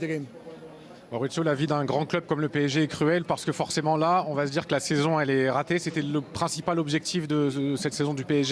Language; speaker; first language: French; native; French